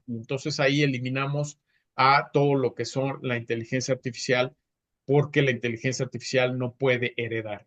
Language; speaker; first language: Spanish; native; Spanish